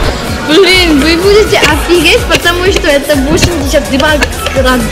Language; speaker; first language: Russian; non-native, learner; Korean